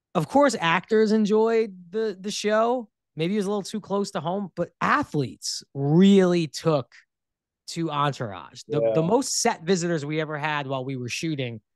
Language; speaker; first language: English; native; English